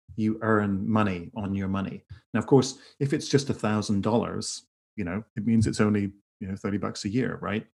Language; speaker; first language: English; native; English